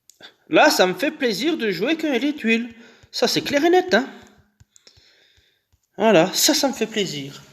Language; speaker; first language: French; native; French